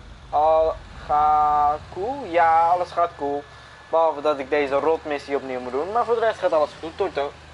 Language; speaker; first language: Dutch; early bilingual, other home language; Bosnian